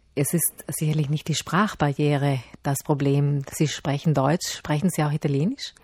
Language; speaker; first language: German; native; German